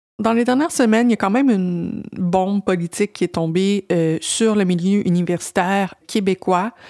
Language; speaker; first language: French; native; French